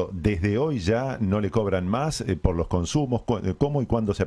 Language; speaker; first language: Spanish; native; Spanish